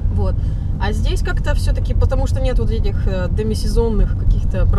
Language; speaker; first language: Russian; native; Russian